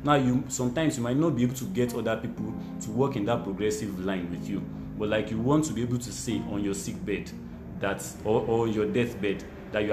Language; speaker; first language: English; non-native, local second language; Yoruba